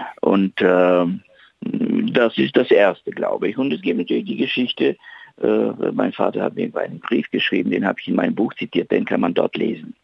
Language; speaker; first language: German; non-native, fluent; Bulgarian